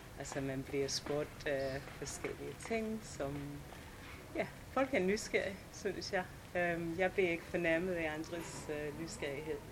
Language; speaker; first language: Danish; non-native, fluent; English